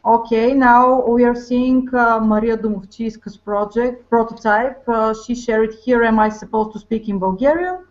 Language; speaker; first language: English; non-native, fluent; Bulgarian